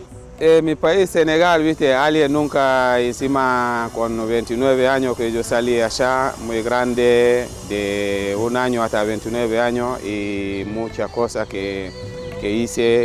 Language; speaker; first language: Spanish; non-native, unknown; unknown